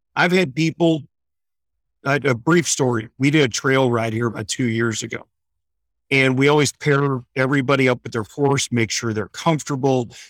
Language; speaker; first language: English; native; English